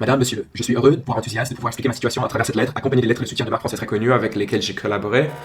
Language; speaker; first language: French; non-native, fluent; English